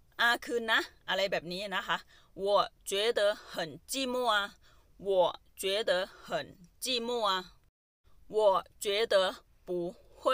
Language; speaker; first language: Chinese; non-native, fluent; Thai